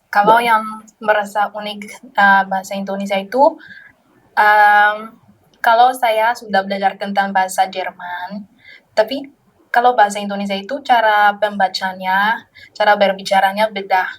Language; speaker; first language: Indonesian; non-native, learner; Malagasy